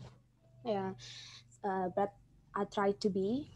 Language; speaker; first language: English; non-native, fluent; Indonesian